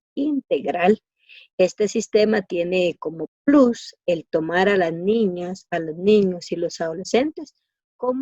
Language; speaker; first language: Spanish; native; Spanish